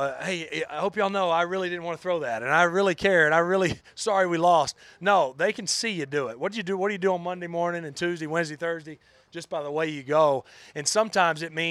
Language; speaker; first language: English; native; English